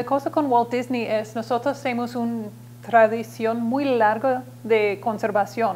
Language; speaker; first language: Spanish; non-native, learner; English